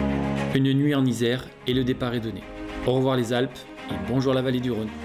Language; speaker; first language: French; native; French